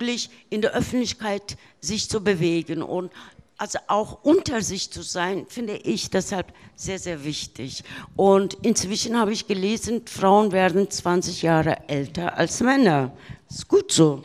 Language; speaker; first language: German; early bilingual, other home language; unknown